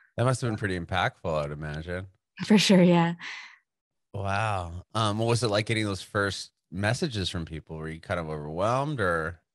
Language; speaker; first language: English; native; English